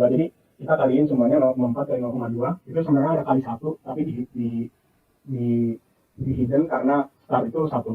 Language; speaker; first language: Indonesian; native; Indonesian